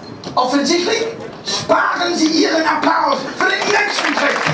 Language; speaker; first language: German; non-native, fluent; English